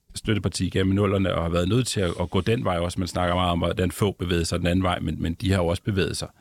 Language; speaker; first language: Danish; native; Danish